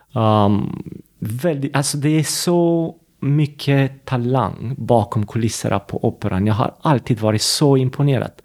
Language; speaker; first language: Swedish; non-native, fluent; Romanian